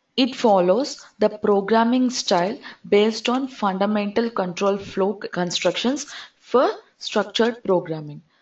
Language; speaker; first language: English; non-native, local second language; Telugu